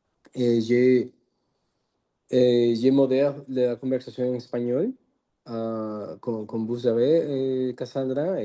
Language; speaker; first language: French; non-native, learner; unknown